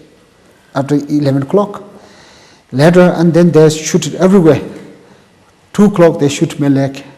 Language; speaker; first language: English; non-native, local second language; Tibetan